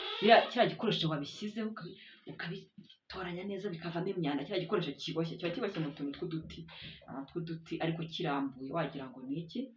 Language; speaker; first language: Kinyarwanda; native; Kinyarwanda